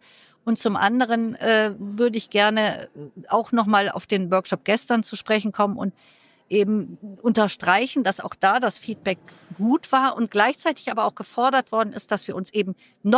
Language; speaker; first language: German; native; German